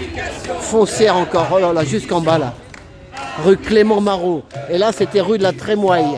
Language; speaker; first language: French; native; French